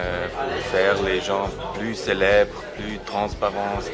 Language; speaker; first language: French; non-native, learner; German